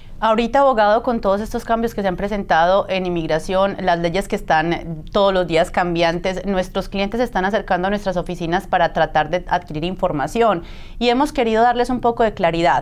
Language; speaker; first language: Spanish; native; Spanish